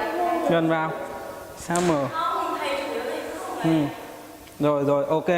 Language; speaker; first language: Vietnamese; non-native, learner; Hindi